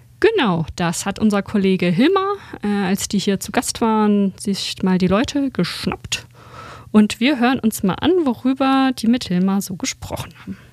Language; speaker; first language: German; native; German